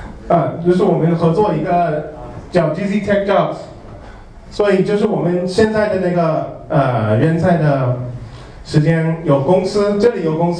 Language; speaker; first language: Chinese; non-native, learner; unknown